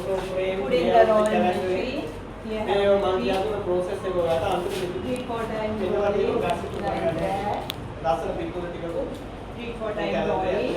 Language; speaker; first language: English; non-native, learner; Sinhala